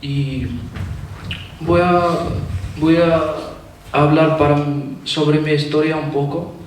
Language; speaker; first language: Spanish; non-native, learner; Arabic